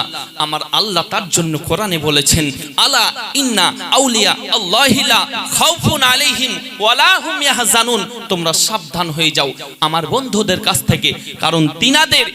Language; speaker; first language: Bangla; native; Bangla